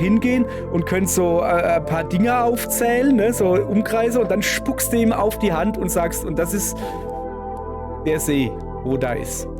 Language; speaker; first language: German; native; German